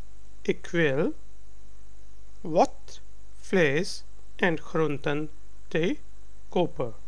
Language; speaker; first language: Dutch; non-native, learner; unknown